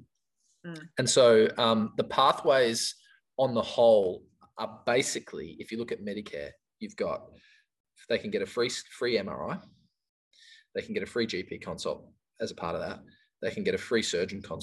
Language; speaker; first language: English; native; English